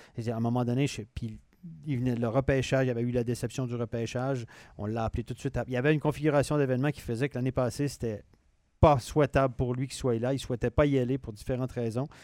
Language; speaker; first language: French; native; French